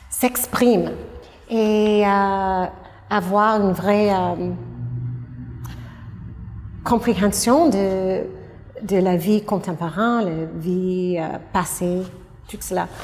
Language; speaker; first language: French; non-native, fluent; English